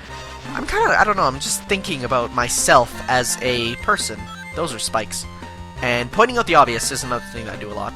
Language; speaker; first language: English; native; English